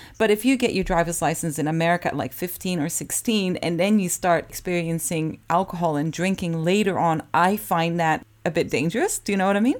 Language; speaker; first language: English; early bilingual, other home language; Japanese